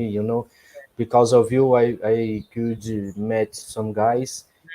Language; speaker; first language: English; non-native, learner; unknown